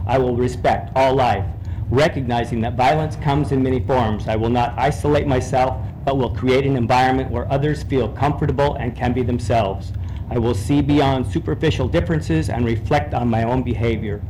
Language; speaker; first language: English; native; English